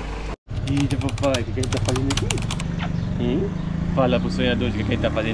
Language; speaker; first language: Portuguese; native; Portuguese